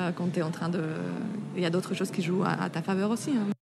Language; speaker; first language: French; non-native, fluent; Spanish